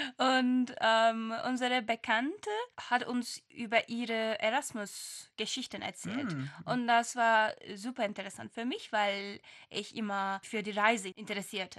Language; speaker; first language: German; non-native, fluent; Turkish